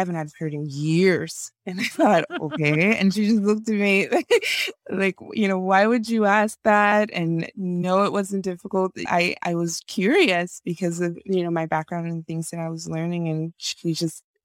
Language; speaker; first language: English; non-native, local second language; Yoruba